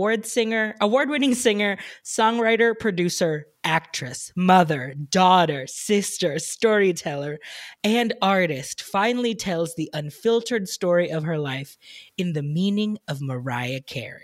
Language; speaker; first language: English; non-native, local second language; Filipino